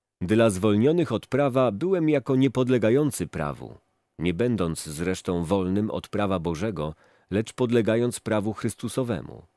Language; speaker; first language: Polish; native; Polish